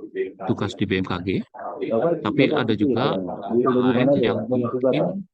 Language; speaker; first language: Indonesian; native; Indonesian